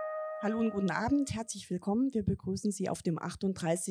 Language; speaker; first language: German; native; German